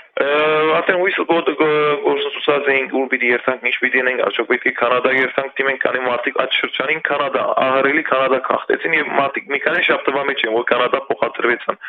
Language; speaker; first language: Armenian; early bilingual, heritage; Armenian